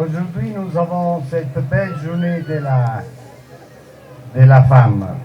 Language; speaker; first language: French; non-native, learner; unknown